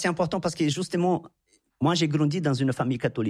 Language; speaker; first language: French; non-native, fluent; Portuguese